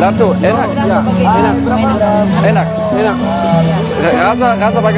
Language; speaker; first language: Indonesian; non-native, learner; German